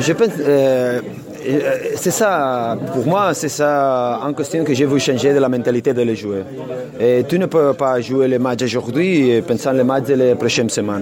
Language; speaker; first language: French; non-native, learner; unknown